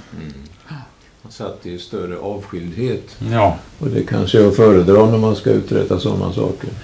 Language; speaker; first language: Swedish; native; Swedish